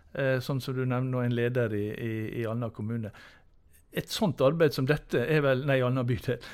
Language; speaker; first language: Norwegian; native; Norwegian